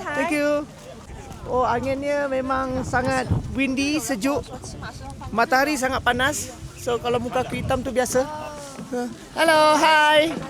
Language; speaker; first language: Malay; native; Malay